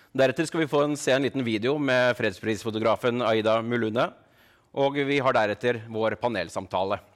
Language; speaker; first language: Norwegian; native; Norwegian